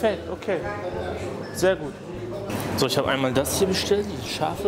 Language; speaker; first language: German; native; German